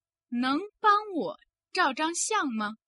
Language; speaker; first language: Chinese; non-native, fluent; Russian